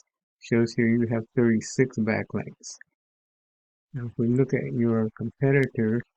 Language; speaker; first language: English; native; English